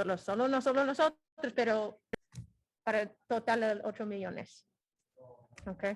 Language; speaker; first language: Spanish; non-native, fluent; English